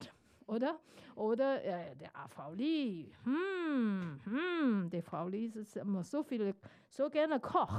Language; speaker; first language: German; non-native, fluent; Chinese